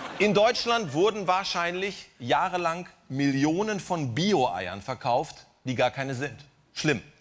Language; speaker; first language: German; native; German